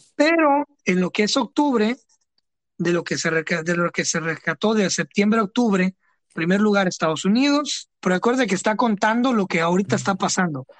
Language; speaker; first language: Spanish; early bilingual, heritage; Spanish